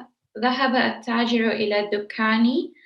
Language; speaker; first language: Arabic; non-native, learner; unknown